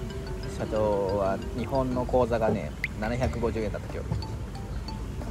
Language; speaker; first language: Japanese; native; Japanese